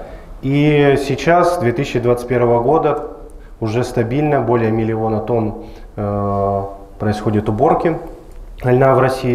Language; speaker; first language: Russian; native; Russian